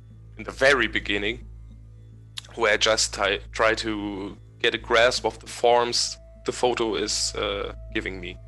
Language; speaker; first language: English; non-native, fluent; German